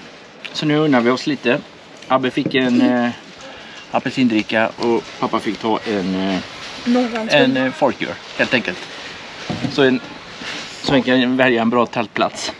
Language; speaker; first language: Swedish; native; Swedish